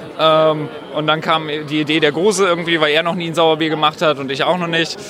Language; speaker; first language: German; native; German